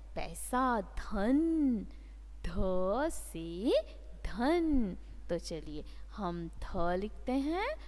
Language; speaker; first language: Hindi; non-native, local second language; Bangla